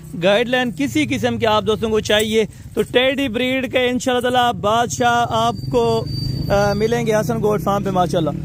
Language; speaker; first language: Urdu; non-native, local second language; Saraiki